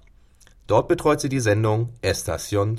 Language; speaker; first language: German; native; German